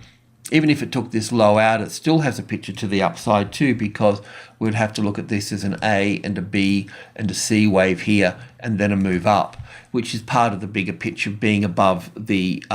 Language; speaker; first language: English; native; English